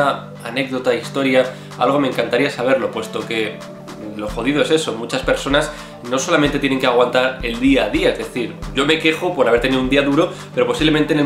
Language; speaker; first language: Spanish; native; Spanish